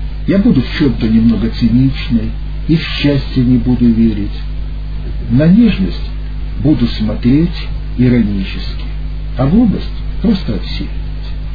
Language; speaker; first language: Russian; native; Russian